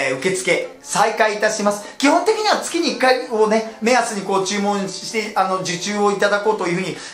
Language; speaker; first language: Japanese; native; Japanese